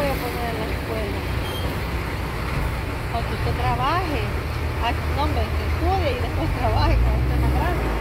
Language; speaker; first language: Spanish; native; Spanish